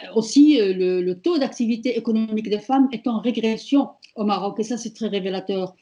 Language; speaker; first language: French; non-native, local second language; Berber languages